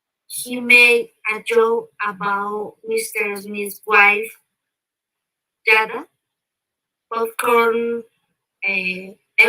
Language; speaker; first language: English; non-native, learner; Spanish